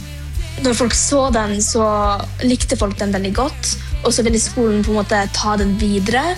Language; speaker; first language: Norwegian; early bilingual, heritage; English